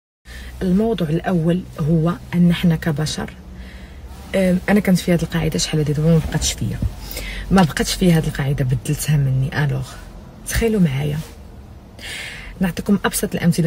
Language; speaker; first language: Arabic; native; Arabic